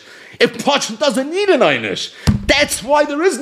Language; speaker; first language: English; native; English